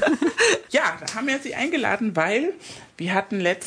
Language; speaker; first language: German; early bilingual, other home language; Spanish